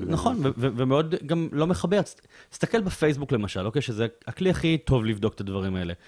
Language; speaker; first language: Hebrew; native; Hebrew